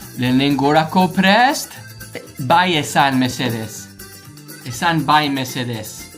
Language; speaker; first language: Basque; non-native, learner; English